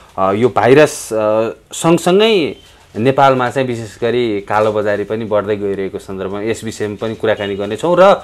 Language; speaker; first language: Nepali; native; Nepali